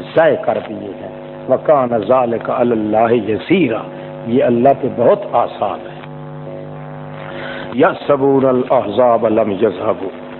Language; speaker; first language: Urdu; non-native, local second language; Saraiki